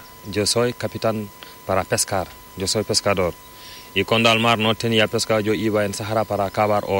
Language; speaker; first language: Spanish; non-native, learner; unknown